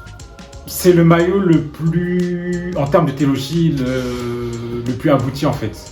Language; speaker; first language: French; native; French